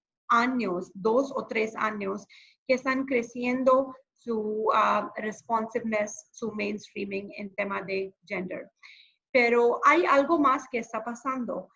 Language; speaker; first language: Spanish; non-native, fluent; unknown